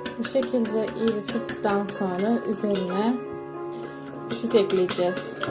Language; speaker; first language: Turkish; non-native, fluent; Russian